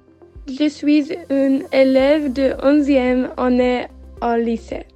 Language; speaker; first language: French; non-native, learner; English